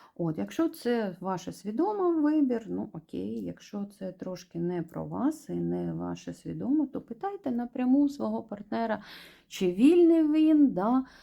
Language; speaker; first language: Ukrainian; non-native, local second language; Russian